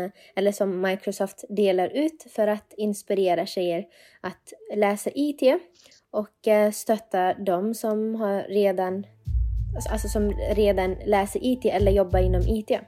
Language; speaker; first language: Swedish; non-native, fluent; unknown